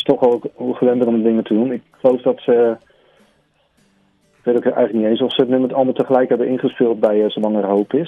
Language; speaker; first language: Dutch; native; Dutch